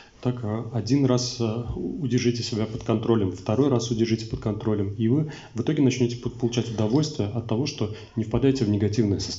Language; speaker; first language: Russian; native; Russian